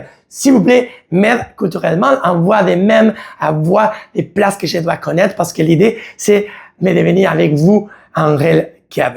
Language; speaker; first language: French; non-native, learner; Spanish